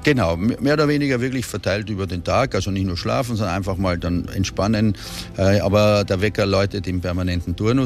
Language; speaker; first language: German; native; German